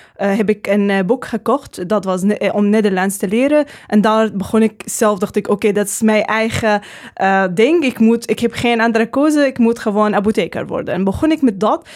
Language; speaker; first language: Dutch; non-native, learner; Arabic